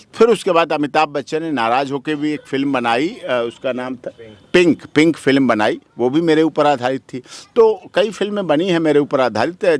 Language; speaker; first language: Hindi; native; Hindi